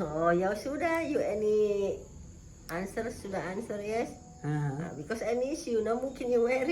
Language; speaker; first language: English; non-native, learner; Indonesian